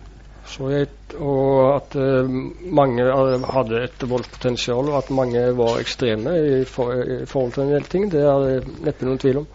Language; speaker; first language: Norwegian; native; Norwegian